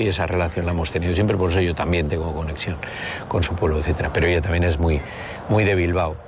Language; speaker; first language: Spanish; native; Spanish